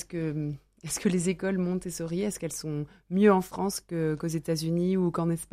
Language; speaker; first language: French; native; French